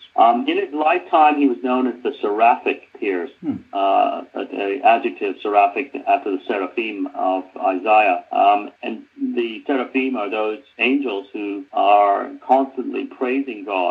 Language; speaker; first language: English; native; English